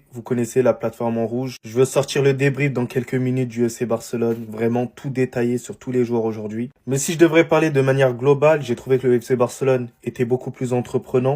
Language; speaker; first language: French; native; French